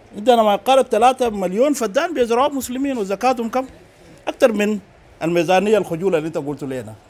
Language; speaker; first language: Arabic; native; Arabic